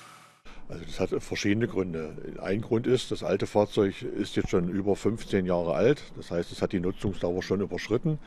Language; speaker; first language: German; native; German